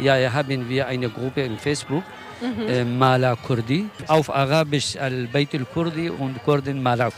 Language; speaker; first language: German; non-native, learner; Kurdish